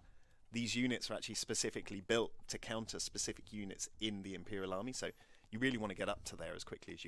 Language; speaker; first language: English; native; English